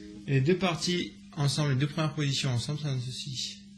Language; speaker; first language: French; native; French